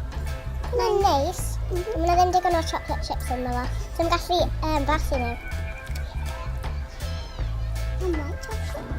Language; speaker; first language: Welsh; non-native, local second language; English